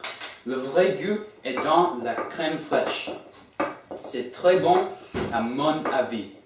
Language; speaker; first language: French; non-native, learner; English